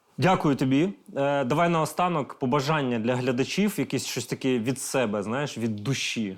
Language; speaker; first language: Ukrainian; non-native, local second language; Russian